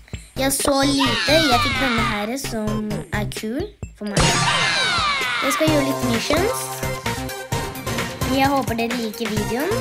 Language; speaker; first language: Norwegian; early bilingual, other home language; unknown